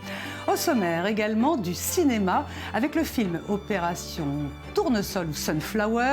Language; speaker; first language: French; native; French